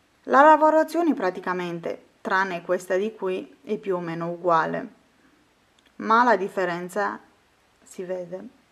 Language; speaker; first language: Italian; non-native, fluent; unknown